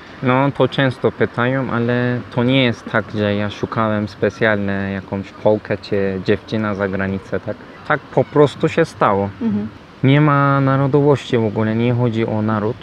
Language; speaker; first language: Polish; non-native, learner; Turkish